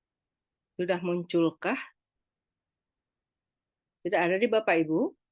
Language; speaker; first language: Indonesian; native; Indonesian